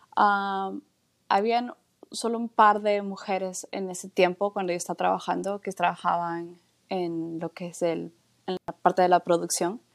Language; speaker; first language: Spanish; native; Spanish